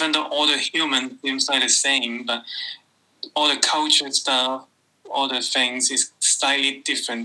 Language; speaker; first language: English; non-native, local second language; Cantonese